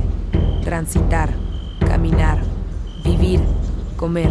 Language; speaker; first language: Spanish; native; Spanish